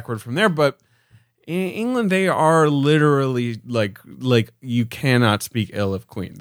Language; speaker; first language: English; native; English